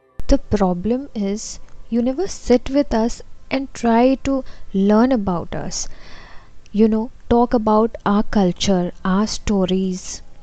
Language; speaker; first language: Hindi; non-native, local second language; Assamese